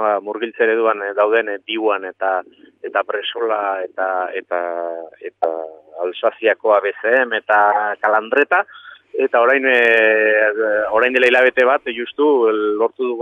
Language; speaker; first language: Basque; native; Basque